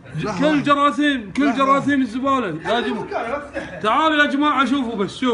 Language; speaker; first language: Arabic; native; Arabic